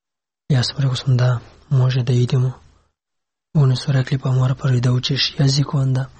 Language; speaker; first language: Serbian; non-native, learner; Pashto